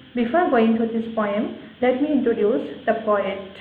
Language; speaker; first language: English; non-native, local second language; Assamese